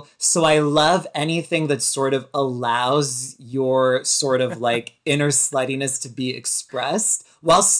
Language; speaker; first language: English; native; English